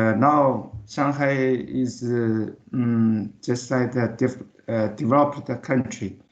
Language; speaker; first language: English; non-native, learner; Chinese